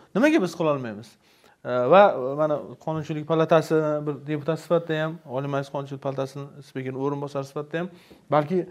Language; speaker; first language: Uzbek; native; Uzbek